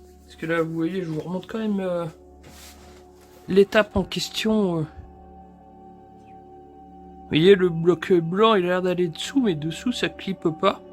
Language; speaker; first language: French; native; French